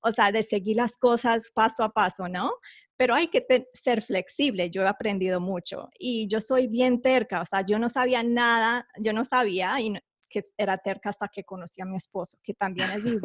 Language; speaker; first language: Spanish; early bilingual, heritage; Spanish